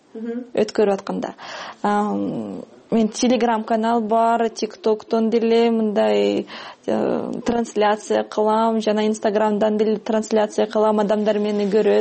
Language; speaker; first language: Kyrgyz; non-native, fluent; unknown